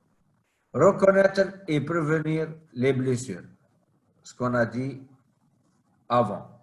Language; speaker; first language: French; non-native, fluent; Arabic